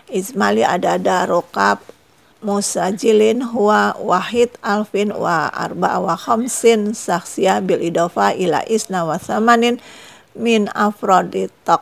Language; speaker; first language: Arabic; non-native, fluent; Indonesian